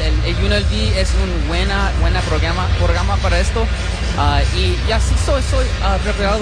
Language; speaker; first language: Spanish; early bilingual, heritage; Spanish